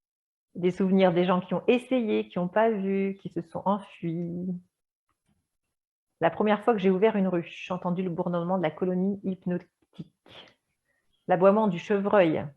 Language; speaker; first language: French; native; French